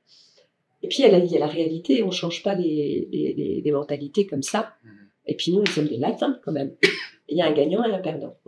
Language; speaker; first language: French; native; French